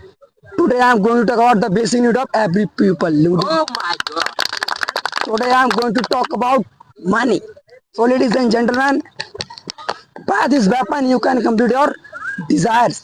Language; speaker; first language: English; non-native, learner; Hindi